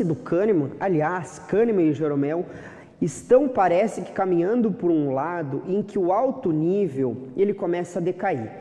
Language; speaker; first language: Portuguese; native; Portuguese